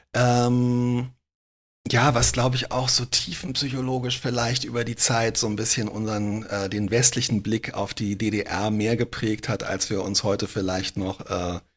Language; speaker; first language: German; native; German